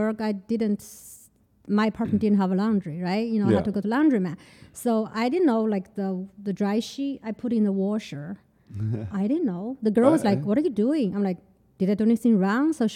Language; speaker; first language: English; non-native, fluent; Chinese